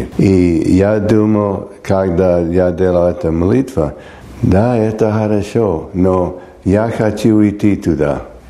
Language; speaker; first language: Russian; non-native, fluent; English